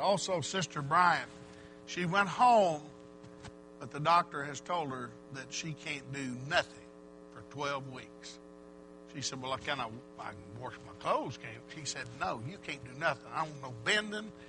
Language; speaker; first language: English; native; English